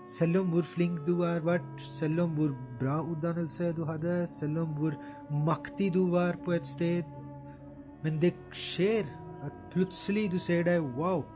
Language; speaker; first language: Norwegian; non-native, fluent; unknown